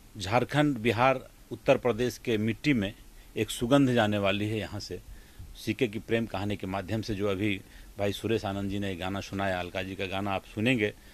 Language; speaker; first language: Hindi; native; Hindi